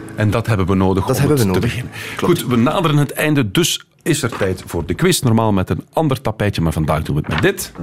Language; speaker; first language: Dutch; native; Dutch